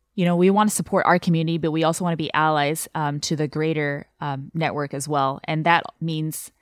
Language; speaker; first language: English; non-native, fluent; Chinese